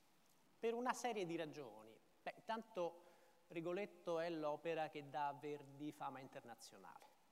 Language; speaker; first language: Italian; native; Italian